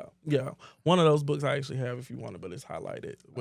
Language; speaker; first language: English; native; English